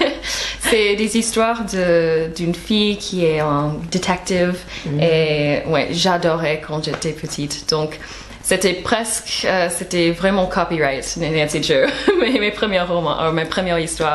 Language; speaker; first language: French; non-native, fluent; English